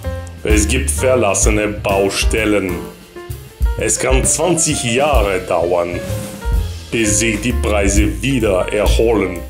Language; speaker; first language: German; non-native, fluent; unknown